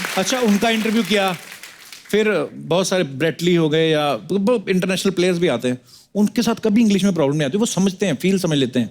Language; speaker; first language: Hindi; native; Hindi